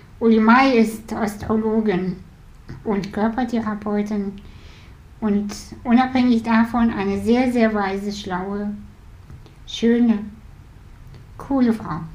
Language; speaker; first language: German; early bilingual, other home language; Russian